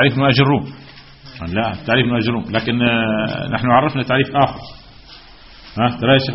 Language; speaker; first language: Arabic; native; Arabic